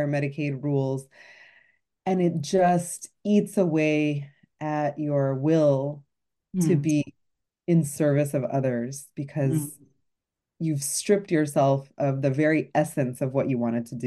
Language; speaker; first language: English; native; English